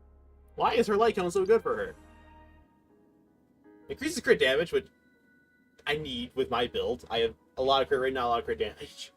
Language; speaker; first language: English; native; English